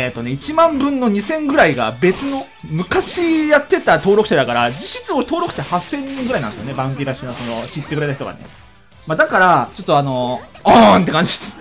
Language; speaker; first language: Japanese; native; Japanese